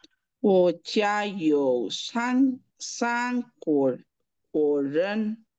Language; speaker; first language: Chinese; non-native, learner; Indonesian